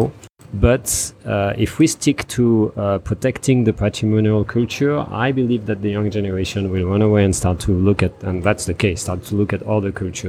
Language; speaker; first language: English; non-native, fluent; French